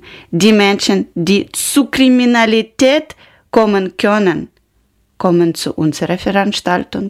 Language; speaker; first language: German; non-native, learner; Ukrainian